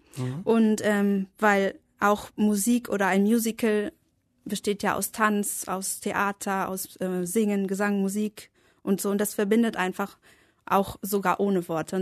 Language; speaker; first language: German; native; German